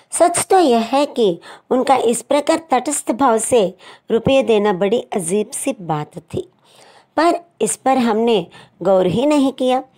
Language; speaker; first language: Hindi; non-native, local second language; Telugu